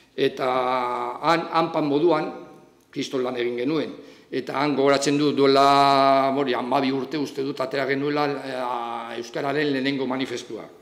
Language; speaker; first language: Basque; non-native, local second language; Spanish